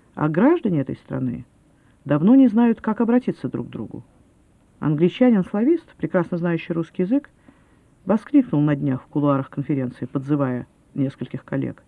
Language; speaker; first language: Russian; native; Russian